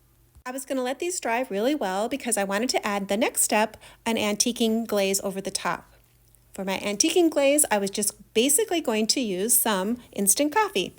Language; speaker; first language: English; native; English